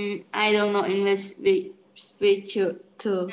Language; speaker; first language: English; non-native, learner; Vietnamese